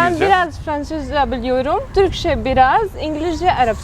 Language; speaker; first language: Turkish; non-native, learner; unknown